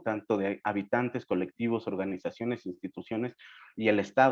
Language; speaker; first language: Spanish; native; Spanish